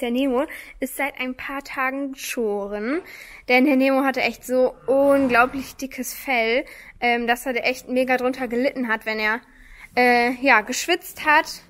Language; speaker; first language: German; native; German